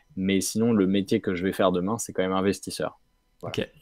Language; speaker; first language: French; native; French